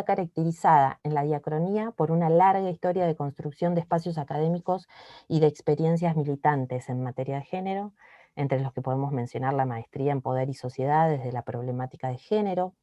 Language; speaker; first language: Spanish; native; Spanish